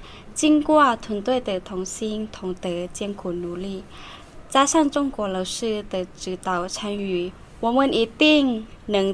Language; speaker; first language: Chinese; non-native, learner; Lao